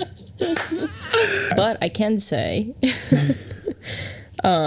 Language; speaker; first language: English; native; English